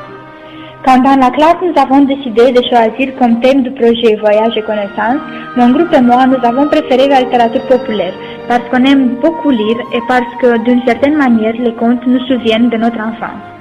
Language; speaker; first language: French; non-native, learner; Romanian